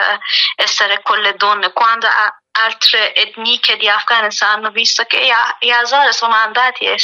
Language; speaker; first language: Italian; non-native, learner; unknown